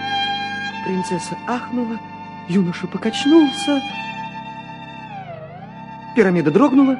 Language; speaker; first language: Russian; native; Russian